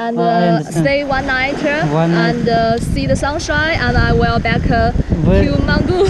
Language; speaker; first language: English; non-native, learner; Chinese